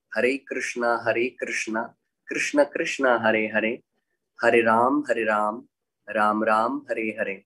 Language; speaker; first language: Hindi; native; Hindi